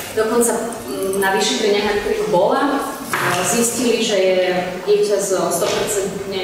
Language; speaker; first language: Slovak; native; Slovak